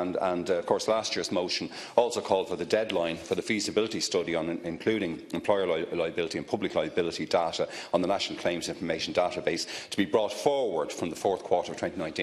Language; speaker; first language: English; native; English